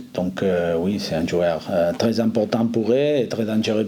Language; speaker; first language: French; non-native, fluent; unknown